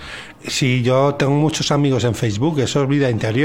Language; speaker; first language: Spanish; native; Spanish